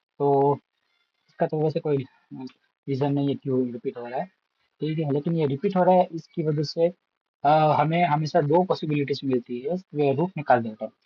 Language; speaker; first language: Hindi; non-native, local second language; Gujarati